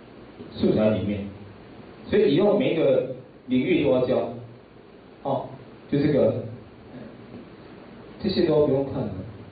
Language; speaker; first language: Chinese; native; Chinese